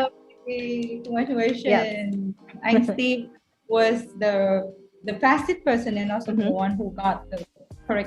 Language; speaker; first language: English; non-native, fluent; Vietnamese